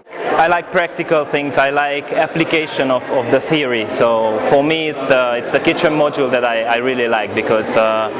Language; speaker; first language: English; non-native, fluent; Hungarian